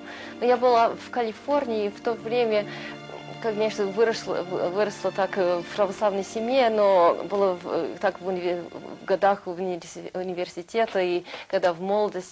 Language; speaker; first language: Russian; early bilingual, heritage; Russian